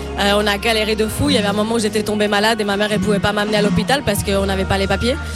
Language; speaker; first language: French; non-native, fluent; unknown